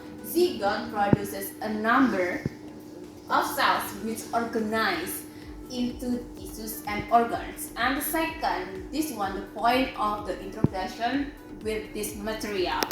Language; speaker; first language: English; non-native, fluent; Indonesian